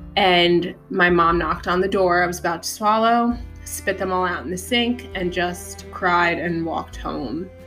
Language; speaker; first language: English; native; English